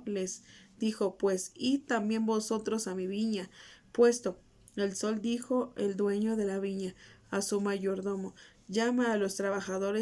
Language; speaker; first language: Spanish; native; Spanish